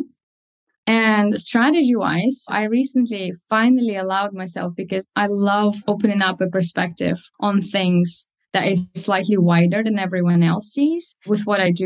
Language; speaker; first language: English; non-native, fluent; Russian